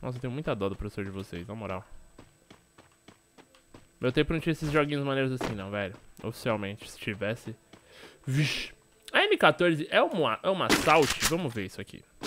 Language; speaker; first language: Portuguese; native; Portuguese